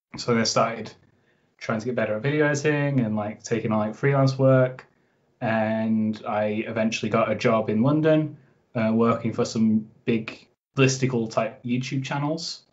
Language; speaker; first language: English; native; English